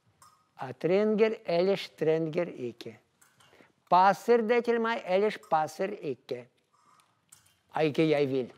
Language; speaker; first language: Norwegian; non-native, learner; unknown